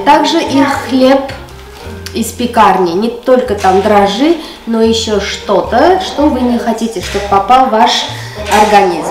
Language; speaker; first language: Russian; non-native, fluent; Armenian